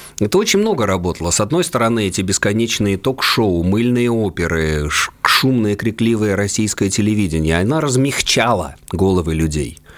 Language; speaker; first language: Russian; native; Russian